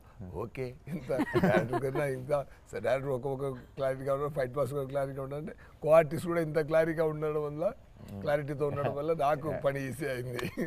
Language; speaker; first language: Telugu; non-native, learner; Tamil